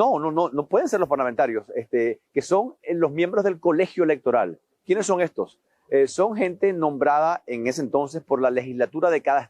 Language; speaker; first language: Spanish; native; Spanish